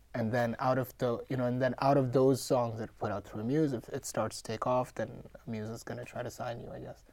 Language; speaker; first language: English; non-native, local second language; Gujarati